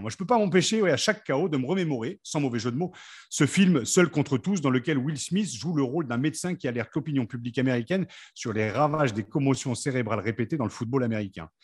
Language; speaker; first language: French; native; French